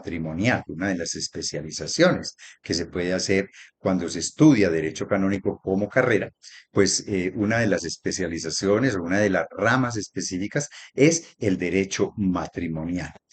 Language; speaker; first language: Spanish; native; Spanish